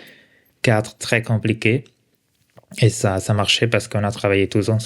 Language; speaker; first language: French; non-native, local second language; Italian